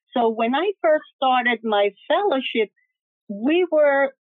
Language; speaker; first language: English; early bilingual, other home language; Spanish